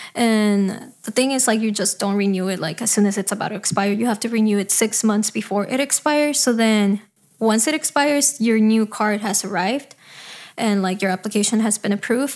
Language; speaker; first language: English; early bilingual, other home language; Spanish